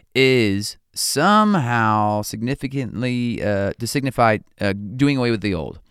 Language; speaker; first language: English; native; English